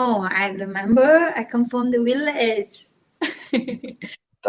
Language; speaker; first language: English; non-native, learner; Thai